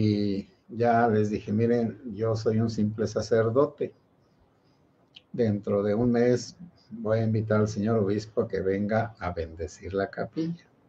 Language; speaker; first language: Spanish; native; Spanish